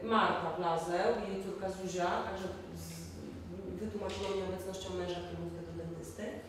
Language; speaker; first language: Polish; native; Polish